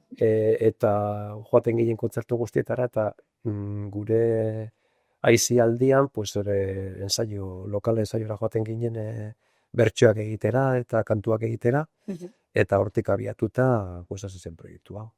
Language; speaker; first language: Basque; non-native, local second language; Spanish